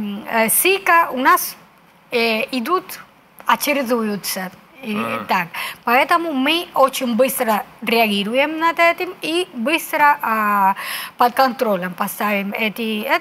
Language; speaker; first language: Russian; non-native, fluent; Spanish